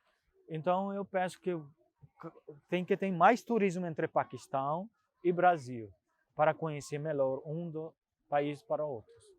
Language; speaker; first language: Portuguese; non-native, fluent; Punjabi